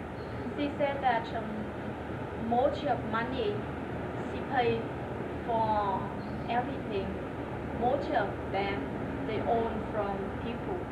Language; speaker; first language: English; non-native, learner; Vietnamese